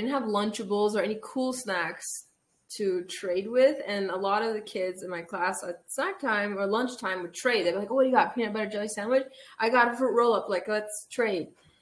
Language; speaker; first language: English; early bilingual, other home language; Armenian